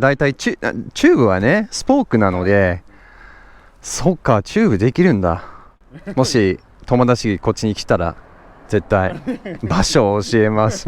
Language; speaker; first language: Japanese; non-native, learner; English